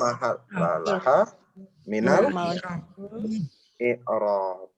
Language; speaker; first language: Arabic; non-native, fluent; Indonesian